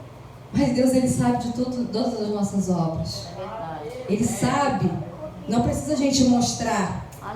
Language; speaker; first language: Portuguese; native; Portuguese